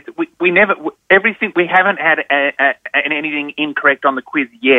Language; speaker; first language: English; native; English